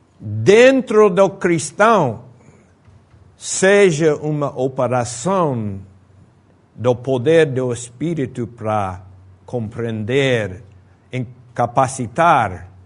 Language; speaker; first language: Portuguese; non-native, fluent; Spanish